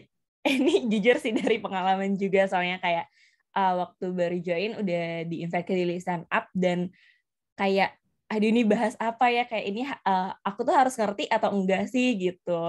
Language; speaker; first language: Indonesian; native; Indonesian